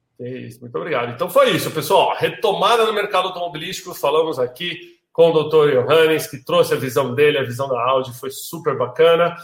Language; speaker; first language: Portuguese; native; Portuguese